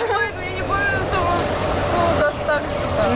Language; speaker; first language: Russian; native; Russian